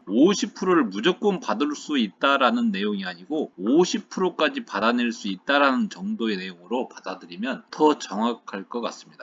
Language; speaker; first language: Korean; native; Korean